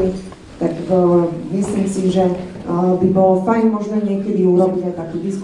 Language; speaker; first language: Slovak; native; Slovak